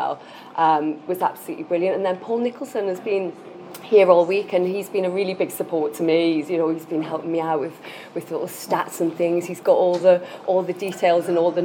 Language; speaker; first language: English; native; English